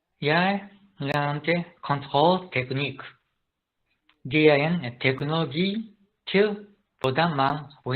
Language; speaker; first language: Danish; non-native, learner; Japanese